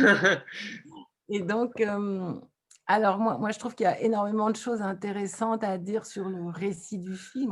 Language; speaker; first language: French; native; French